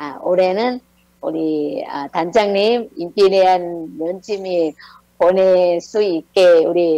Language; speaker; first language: Korean; non-native, learner; Thai